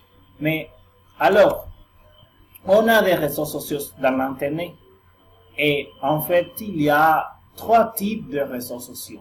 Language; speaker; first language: French; non-native, learner; Spanish